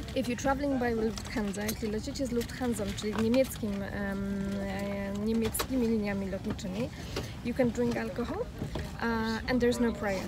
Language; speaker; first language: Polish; native; Polish